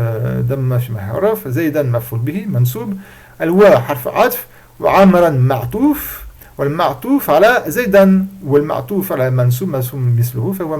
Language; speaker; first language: Arabic; non-native, fluent; French